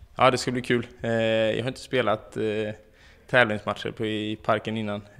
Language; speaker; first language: Swedish; native; Swedish